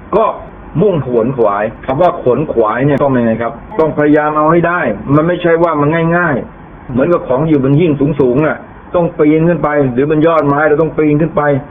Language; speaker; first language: Thai; native; Thai